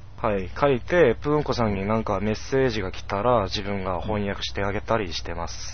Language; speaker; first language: Japanese; non-native, fluent; Korean